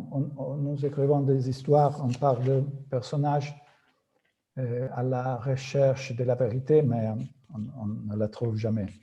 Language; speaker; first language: French; non-native, fluent; Italian